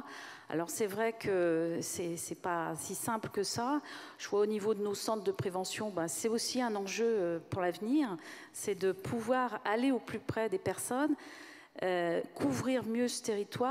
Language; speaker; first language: French; native; French